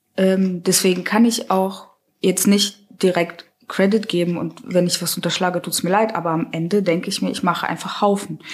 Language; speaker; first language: German; early bilingual, other home language; Russian